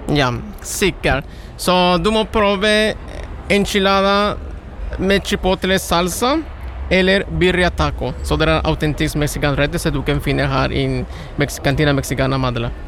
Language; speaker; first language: Norwegian; non-native, learner; Spanish